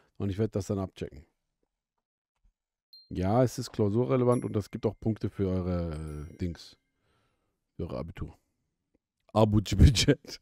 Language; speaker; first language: German; native; German